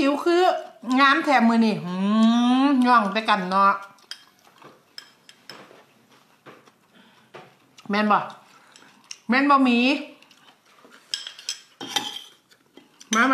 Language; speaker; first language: Thai; native; Thai